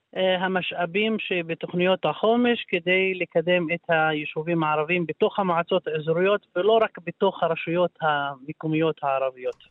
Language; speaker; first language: Hebrew; non-native, local second language; Arabic